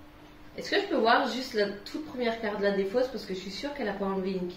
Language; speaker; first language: French; native; French